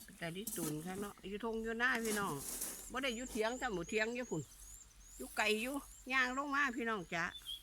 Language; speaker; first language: Thai; native; Thai